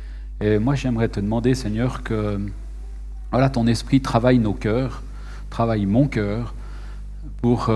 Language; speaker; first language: French; native; French